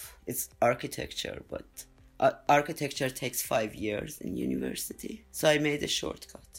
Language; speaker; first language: English; non-native, fluent; Persian